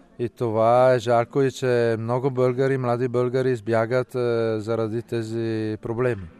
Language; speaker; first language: Bulgarian; non-native, fluent; Italian